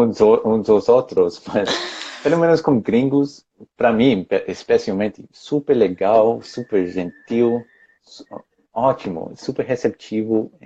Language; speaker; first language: Portuguese; non-native, fluent; English